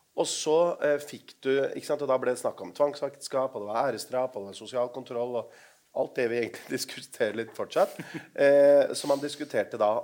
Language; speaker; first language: Norwegian; non-native, local second language; Urdu